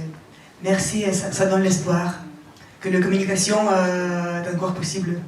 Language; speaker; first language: French; non-native, fluent; Russian